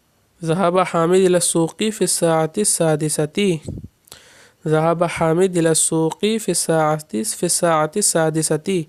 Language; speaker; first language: Arabic; non-native, fluent; Urdu